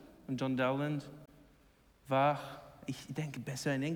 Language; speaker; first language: German; non-native, learner; English